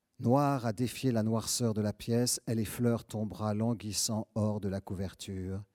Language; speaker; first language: French; native; French